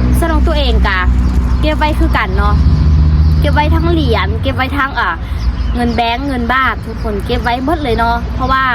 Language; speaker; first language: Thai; non-native, learner; Lao